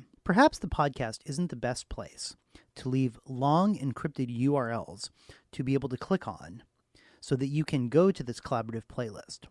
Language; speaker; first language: English; native; English